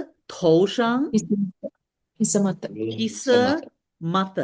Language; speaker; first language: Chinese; non-native, fluent; Sinhala